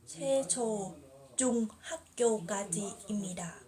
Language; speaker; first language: Korean; non-native, learner; Thai